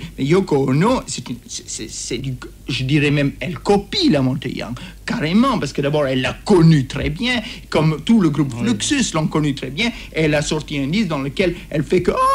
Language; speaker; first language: French; native; French